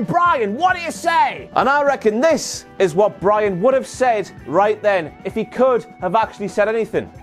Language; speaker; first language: English; native; English